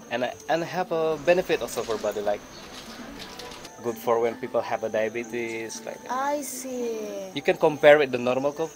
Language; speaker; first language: English; non-native, learner; Indonesian